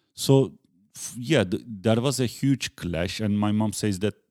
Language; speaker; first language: English; non-native, fluent; Turkish